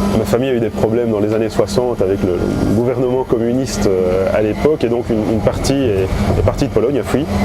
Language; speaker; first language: French; native; French